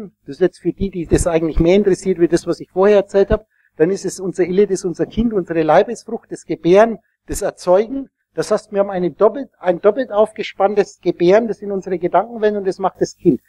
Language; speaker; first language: German; native; German